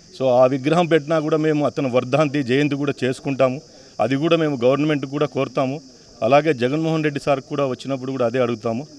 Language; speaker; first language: Telugu; non-native, local second language; Lambadi